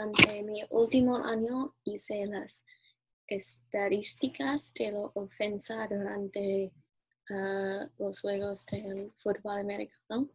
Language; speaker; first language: Spanish; non-native, learner; English